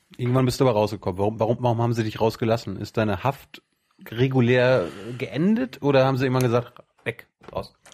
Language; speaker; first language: German; native; German